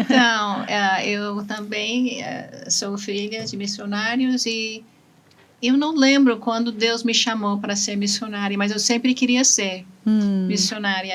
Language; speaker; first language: Portuguese; non-native, fluent; English